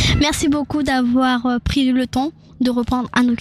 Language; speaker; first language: French; non-native, learner; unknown